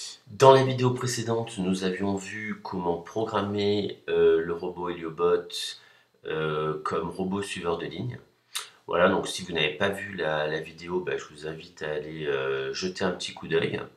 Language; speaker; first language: French; native; French